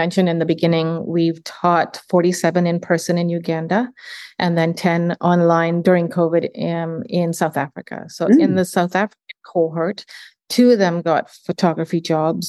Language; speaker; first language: English; early bilingual, other home language; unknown